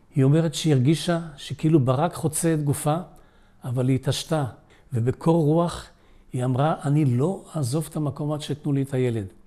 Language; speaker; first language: Hebrew; early bilingual, other home language; Polish